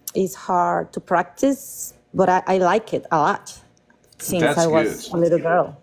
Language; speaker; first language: English; non-native, fluent; Spanish